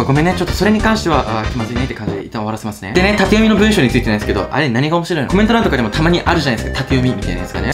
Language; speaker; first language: Japanese; native; Japanese